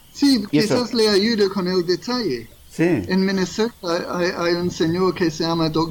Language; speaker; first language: Spanish; non-native, fluent; English